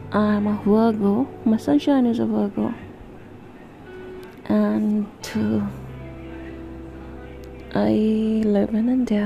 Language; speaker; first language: English; non-native, local second language; Hindi